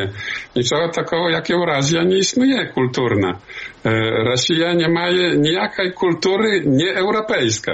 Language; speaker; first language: Polish; non-native, learner; Belarusian